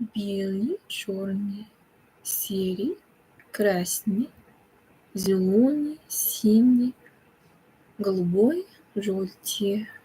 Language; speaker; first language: Russian; non-native, learner; English